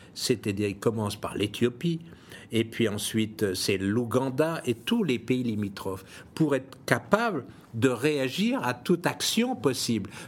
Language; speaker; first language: French; native; French